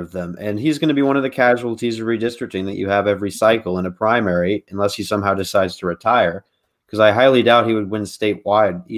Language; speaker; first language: English; native; English